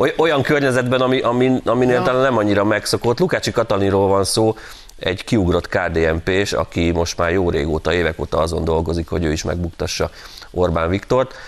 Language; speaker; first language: Hungarian; native; Hungarian